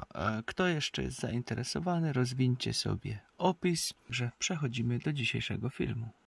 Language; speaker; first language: Polish; native; Polish